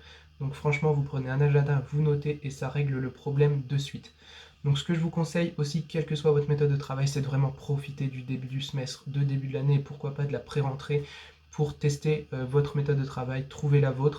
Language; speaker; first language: French; native; French